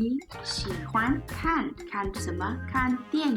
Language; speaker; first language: Chinese; non-native, learner; English